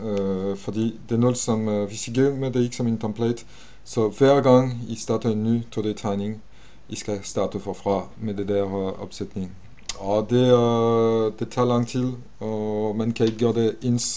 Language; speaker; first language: Danish; non-native, fluent; French